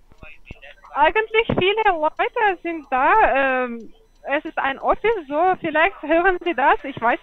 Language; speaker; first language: German; non-native, learner; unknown